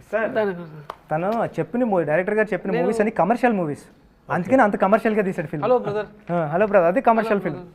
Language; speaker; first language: Telugu; native; Telugu